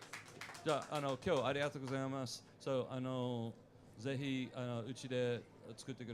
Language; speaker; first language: Japanese; non-native, learner; English